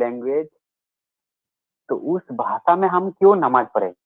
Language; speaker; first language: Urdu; non-native, local second language; Bangla